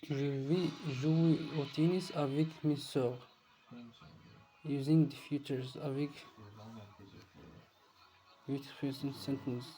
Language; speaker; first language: French; non-native, learner; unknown